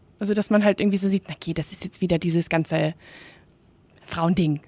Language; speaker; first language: German; native; German